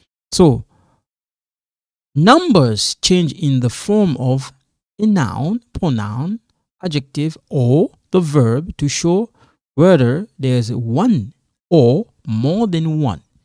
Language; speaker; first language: English; non-native, fluent; Lingala